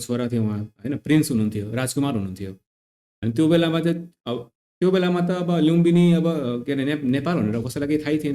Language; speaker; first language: Nepali; native; Nepali